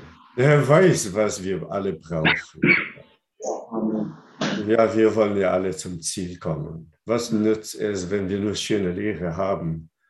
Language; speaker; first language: German; non-native, fluent; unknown